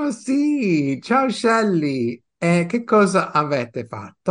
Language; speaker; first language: Italian; non-native, fluent; English